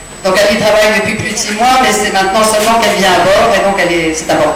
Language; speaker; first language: French; native; French